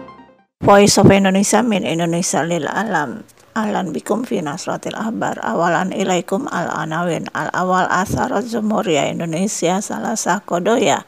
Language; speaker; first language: Arabic; non-native, learner; Indonesian